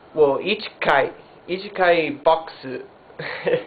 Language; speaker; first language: Japanese; non-native, learner; English